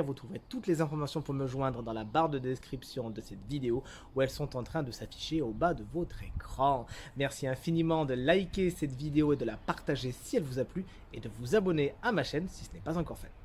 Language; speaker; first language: French; native; French